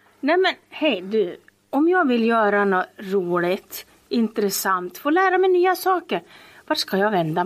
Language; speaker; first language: Swedish; native; Swedish